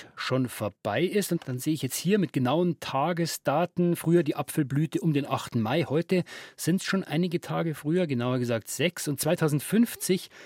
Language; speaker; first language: German; native; German